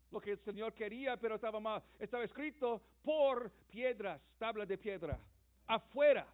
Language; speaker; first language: Spanish; non-native, learner; English